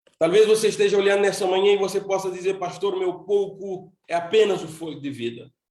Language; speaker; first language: Portuguese; non-native, local second language; Kabuverdianu